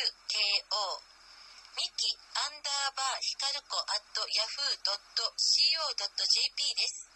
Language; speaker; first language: Japanese; native; Japanese